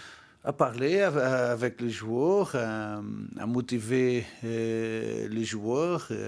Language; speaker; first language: French; non-native, fluent; Portuguese